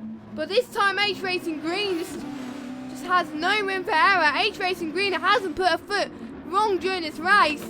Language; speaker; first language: English; native; English